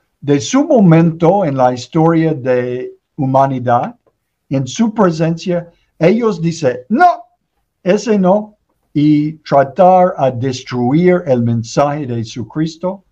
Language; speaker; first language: Spanish; non-native, learner; English